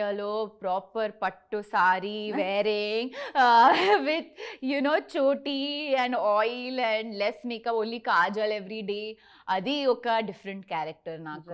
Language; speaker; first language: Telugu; non-native, learner; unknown